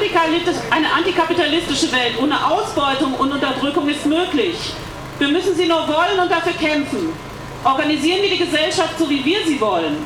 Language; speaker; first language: German; native; German